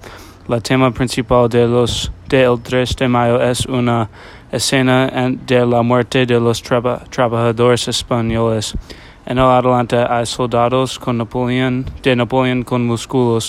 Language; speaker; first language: Spanish; non-native, learner; English